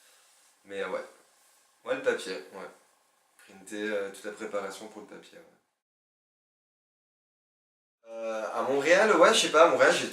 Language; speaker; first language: French; native; French